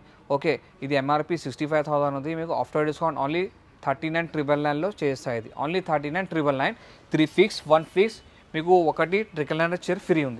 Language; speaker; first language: Telugu; non-native, local second language; Urdu